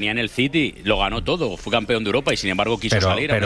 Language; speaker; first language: Spanish; native; Spanish